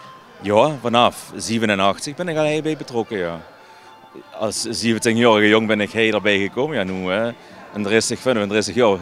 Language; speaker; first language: Dutch; native; Dutch